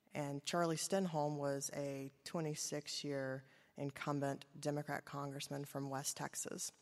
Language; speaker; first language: English; native; English